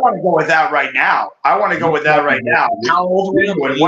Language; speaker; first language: English; native; English